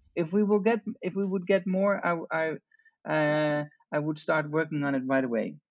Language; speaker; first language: English; non-native, fluent; Dutch